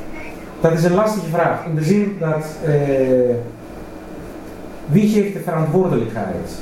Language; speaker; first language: Dutch; non-native, fluent; Greek